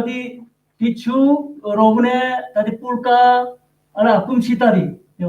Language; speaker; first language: Czech; non-native, learner; Korean